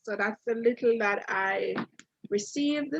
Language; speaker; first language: English; native; English